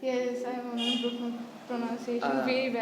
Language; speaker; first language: English; non-native, fluent; Bangla